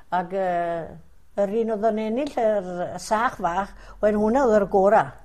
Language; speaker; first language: Welsh; early bilingual, heritage; Welsh